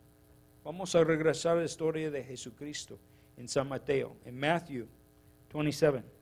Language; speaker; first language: Spanish; non-native, learner; English